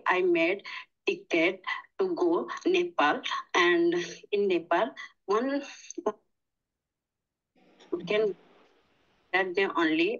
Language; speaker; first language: English; non-native, learner; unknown